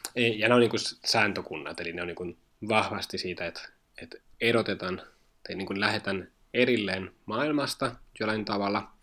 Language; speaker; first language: Finnish; non-native, fluent; Spanish